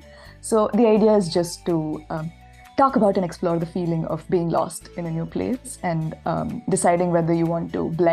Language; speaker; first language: English; non-native, local second language; Tamil